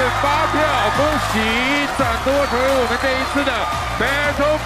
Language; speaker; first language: Chinese; native; Chinese